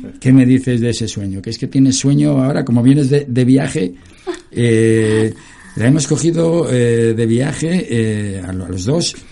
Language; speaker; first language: Spanish; native; Spanish